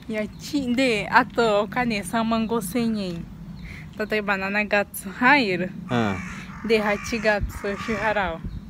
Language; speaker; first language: Japanese; non-native, learner; Portuguese